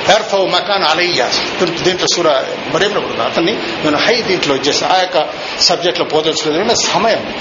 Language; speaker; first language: Telugu; non-native, local second language; Urdu